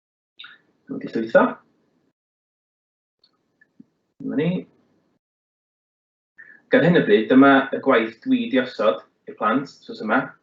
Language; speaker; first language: Welsh; native; Welsh